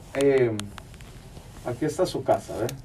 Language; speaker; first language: Spanish; early bilingual, other home language; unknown